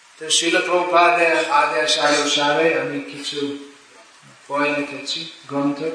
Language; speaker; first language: Bangla; non-native, fluent; English